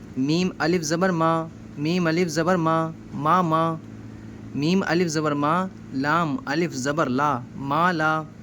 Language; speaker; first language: Urdu; native; Urdu